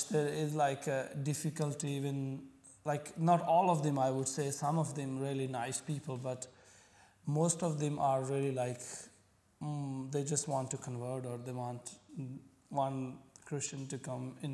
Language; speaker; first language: English; non-native, local second language; Punjabi